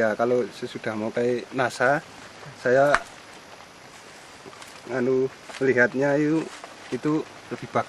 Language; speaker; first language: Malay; non-native, local second language; Javanese